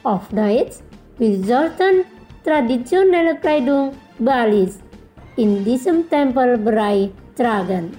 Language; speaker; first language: German; non-native, learner; Indonesian